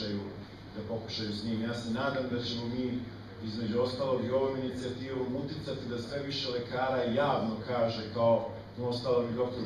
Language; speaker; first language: Serbian; native; Serbian